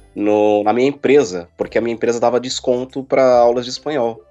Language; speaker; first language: Portuguese; native; Portuguese